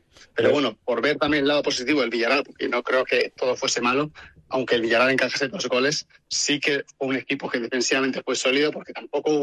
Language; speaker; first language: Spanish; native; Spanish